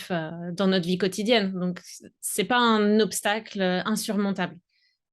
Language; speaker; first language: French; native; French